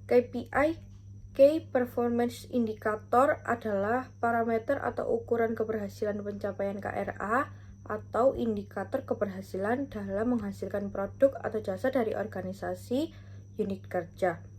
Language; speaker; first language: Indonesian; native; Indonesian